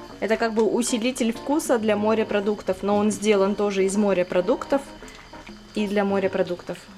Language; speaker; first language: Russian; native; Russian